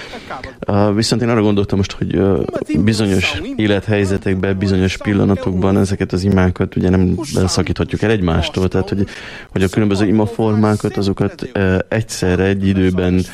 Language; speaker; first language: Hungarian; native; Hungarian